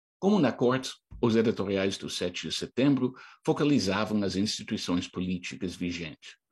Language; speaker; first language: Portuguese; non-native, fluent; English